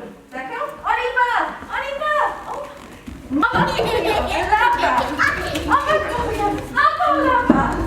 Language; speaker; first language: French; non-native, fluent; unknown